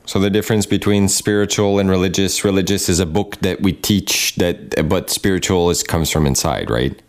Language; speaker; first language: English; non-native, local second language; French